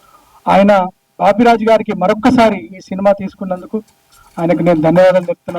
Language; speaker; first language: Telugu; native; Telugu